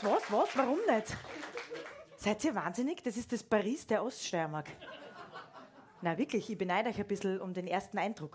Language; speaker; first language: German; native; German